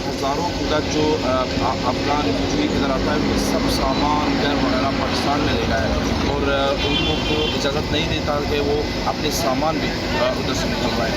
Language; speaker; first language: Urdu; non-native, fluent; Pashto